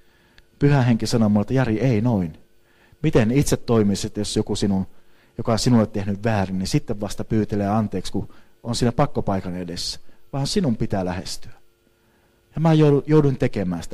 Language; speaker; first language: Finnish; native; Finnish